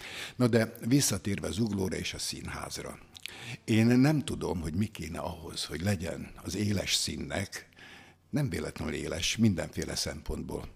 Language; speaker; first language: Hungarian; native; Hungarian